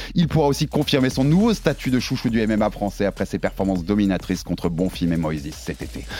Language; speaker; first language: French; native; French